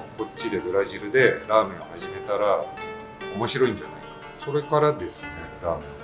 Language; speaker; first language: Japanese; native; Japanese